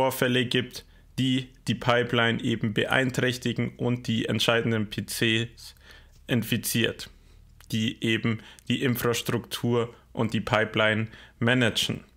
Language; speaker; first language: German; native; German